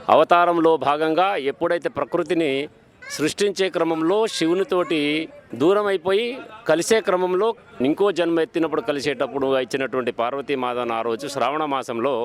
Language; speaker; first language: Telugu; non-native, local second language; Lambadi